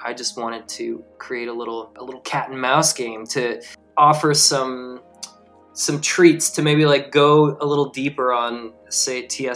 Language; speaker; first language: English; native; English